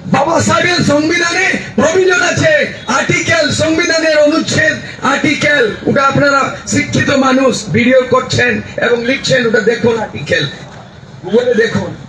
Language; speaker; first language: Bangla; non-native, local second language; Santali